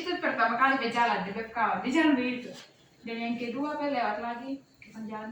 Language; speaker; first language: Indonesian; native; Indonesian